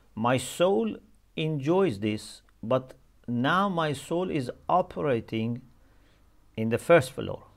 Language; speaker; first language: English; non-native, fluent; Persian